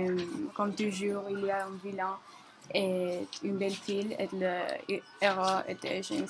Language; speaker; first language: French; non-native, learner; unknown